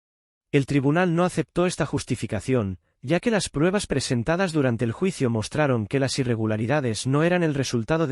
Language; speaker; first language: Spanish; native; Spanish